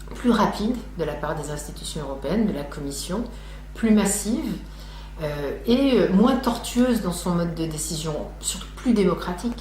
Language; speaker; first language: French; native; French